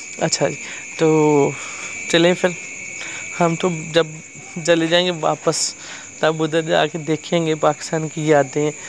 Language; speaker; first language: Urdu; non-native, local second language; Punjabi